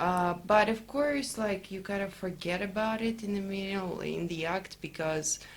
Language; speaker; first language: English; non-native, fluent; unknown